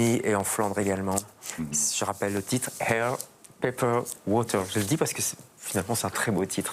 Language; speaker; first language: French; native; French